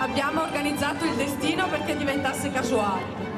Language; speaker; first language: Italian; native; Italian